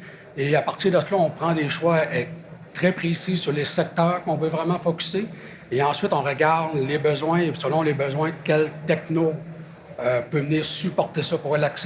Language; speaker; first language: French; native; French